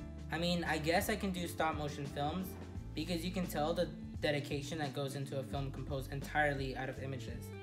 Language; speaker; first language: English; early bilingual, other home language; Spanish